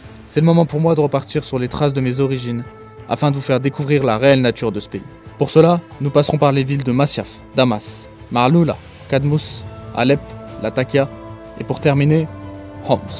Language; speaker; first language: French; native; French